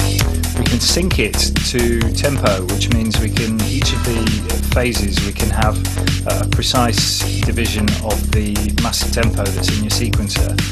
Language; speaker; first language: English; native; English